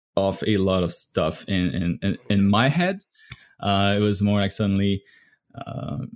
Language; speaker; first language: English; native; English